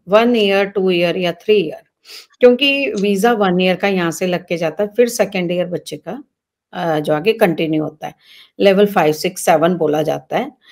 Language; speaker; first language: Hindi; native; Hindi